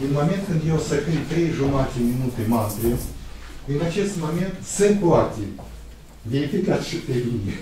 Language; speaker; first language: Romanian; non-native, local second language; Russian